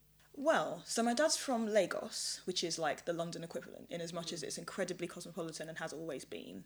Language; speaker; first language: English; early bilingual, other home language; Yoruba